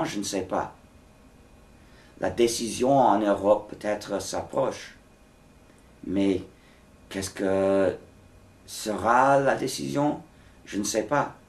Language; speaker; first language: French; non-native, fluent; English